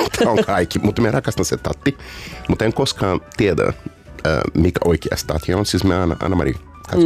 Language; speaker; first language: Finnish; non-native, fluent; Portuguese